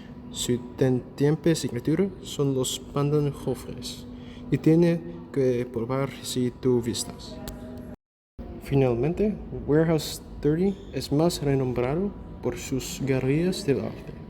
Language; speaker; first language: Spanish; non-native, learner; English